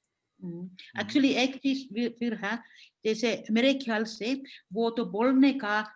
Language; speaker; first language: Hindi; non-native, fluent; Finnish